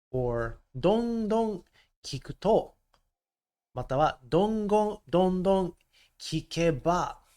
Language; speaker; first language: Japanese; non-native, learner; English